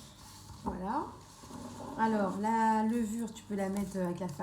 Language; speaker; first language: French; native; French